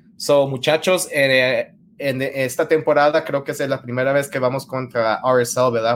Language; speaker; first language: Spanish; early bilingual, heritage; Spanish